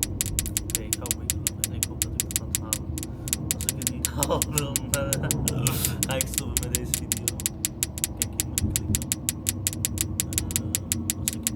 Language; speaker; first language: Dutch; non-native, local second language; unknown